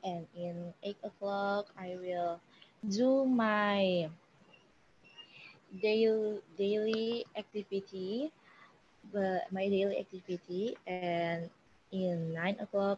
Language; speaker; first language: English; non-native, learner; Indonesian